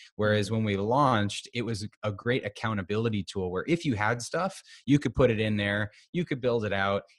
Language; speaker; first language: English; native; English